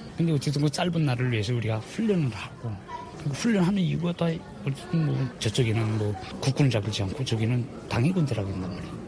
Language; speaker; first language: Korean; native; Korean